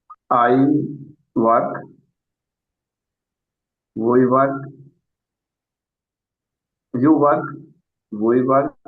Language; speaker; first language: English; non-native, learner; Urdu